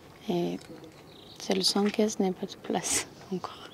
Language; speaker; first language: French; non-native, learner; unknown